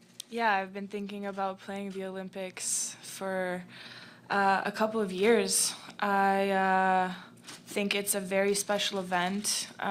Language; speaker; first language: English; early bilingual, other home language; Romanian